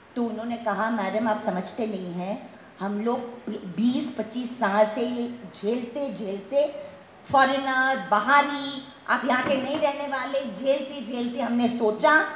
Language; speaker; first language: Hindi; non-native, local second language; Gujarati